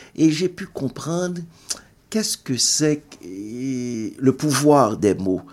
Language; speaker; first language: French; non-native, local second language; Haitian Creole